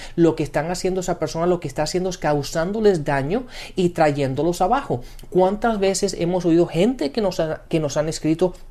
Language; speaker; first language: Spanish; early bilingual, heritage; Spanish